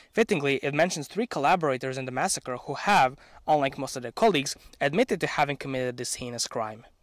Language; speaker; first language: English; non-native, fluent; Serbian